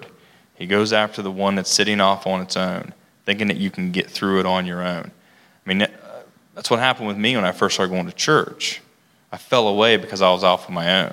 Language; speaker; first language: English; native; English